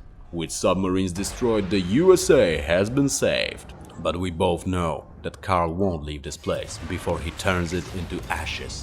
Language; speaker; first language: English; non-native, fluent; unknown